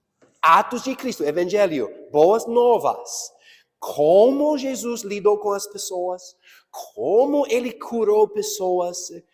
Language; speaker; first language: Portuguese; non-native, fluent; English